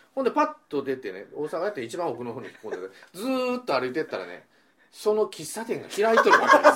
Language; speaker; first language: Japanese; native; Japanese